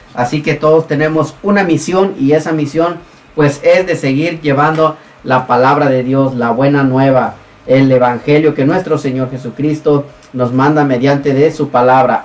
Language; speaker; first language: Spanish; native; Spanish